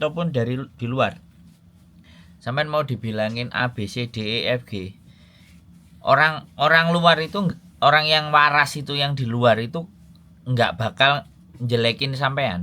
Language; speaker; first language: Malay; non-native, local second language; Javanese